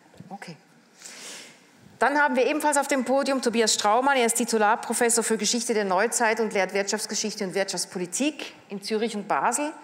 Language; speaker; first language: German; native; German